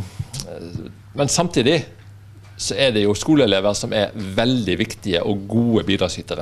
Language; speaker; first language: Norwegian; native; Norwegian